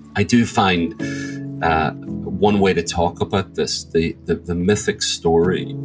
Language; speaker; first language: English; native; English